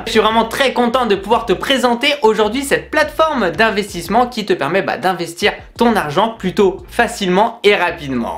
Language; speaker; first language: French; native; French